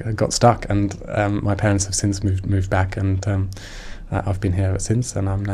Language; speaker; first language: English; non-native, fluent; German